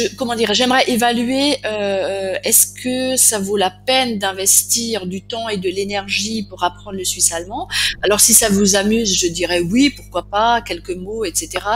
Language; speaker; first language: French; native; French